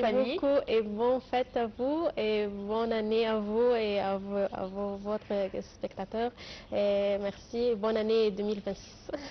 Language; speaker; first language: French; non-native, fluent; Arabic